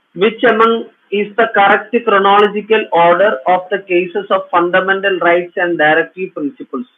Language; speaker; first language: English; non-native, local second language; Malayalam